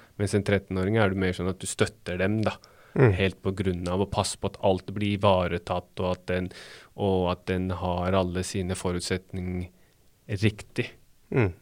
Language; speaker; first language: Norwegian; early bilingual, other home language; Baluchi